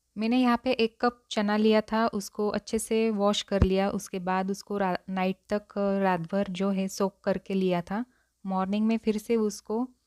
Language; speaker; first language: Hindi; non-native, local second language; Marathi